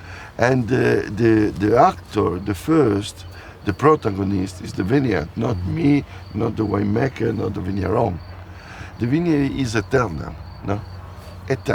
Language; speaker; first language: English; non-native, fluent; Italian